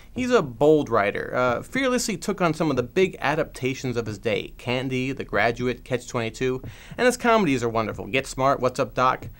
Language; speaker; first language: English; native; English